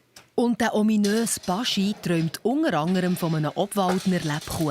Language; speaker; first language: German; native; German